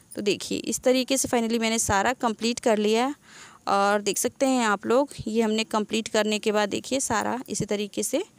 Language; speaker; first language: Hindi; native; Hindi